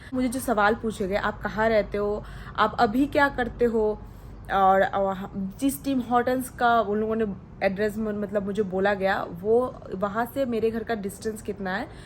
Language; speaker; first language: Hindi; non-native, local second language; Odia